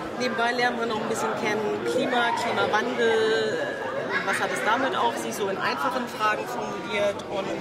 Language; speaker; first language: German; native; German